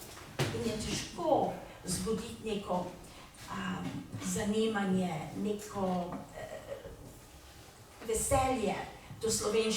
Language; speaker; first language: Slovenian; early bilingual, heritage; Slovenian